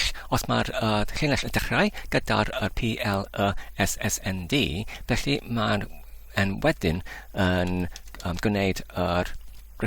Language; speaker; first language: Welsh; non-native, fluent; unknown